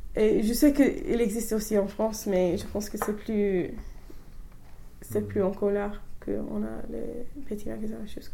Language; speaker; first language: French; non-native, fluent; English